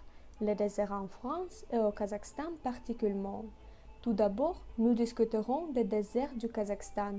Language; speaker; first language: French; non-native, learner; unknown